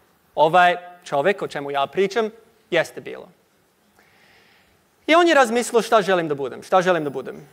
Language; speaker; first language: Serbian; non-native, learner; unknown